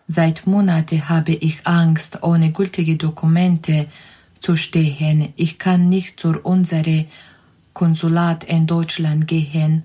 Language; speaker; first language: German; non-native, fluent; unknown